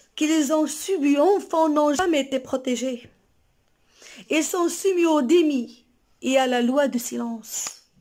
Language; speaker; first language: French; non-native, local second language; Arabic